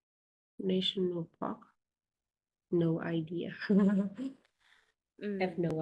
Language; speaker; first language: English; non-native, learner; Vietnamese